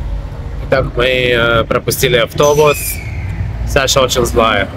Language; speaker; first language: Russian; non-native, learner; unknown